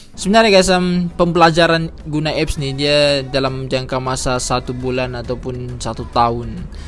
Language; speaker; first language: Malay; native; Malay